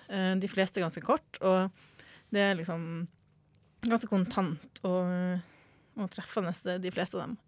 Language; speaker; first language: Norwegian; native; Norwegian